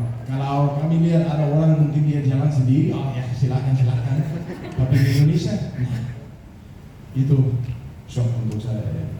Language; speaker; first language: Indonesian; non-native, fluent; Danish